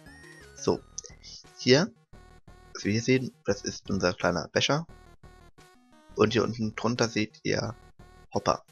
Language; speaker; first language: German; native; German